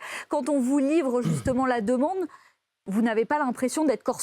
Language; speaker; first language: French; native; French